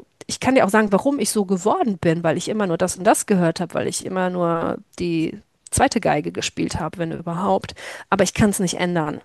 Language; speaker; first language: German; native; German